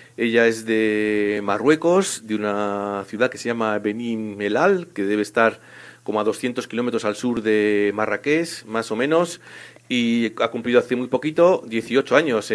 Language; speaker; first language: Spanish; native; Spanish